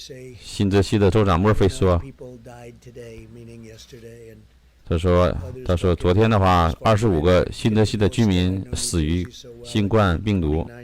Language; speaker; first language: Chinese; native; Chinese